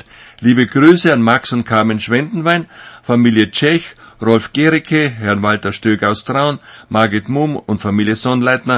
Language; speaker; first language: German; native; German